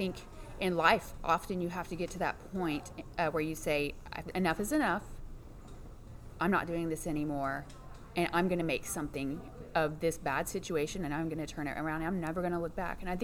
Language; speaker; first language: English; native; English